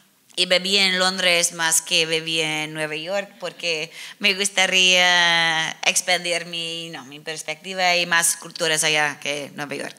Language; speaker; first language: Spanish; non-native, learner; English